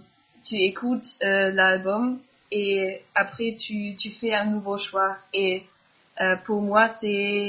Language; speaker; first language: French; non-native, learner; German